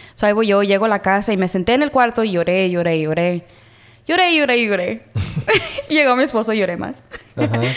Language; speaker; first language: Spanish; early bilingual, heritage; Spanish